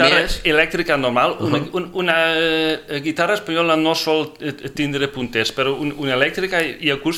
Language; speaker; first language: Catalan; non-native, fluent; Dutch